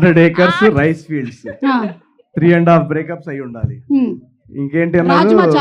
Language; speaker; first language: Telugu; native; Telugu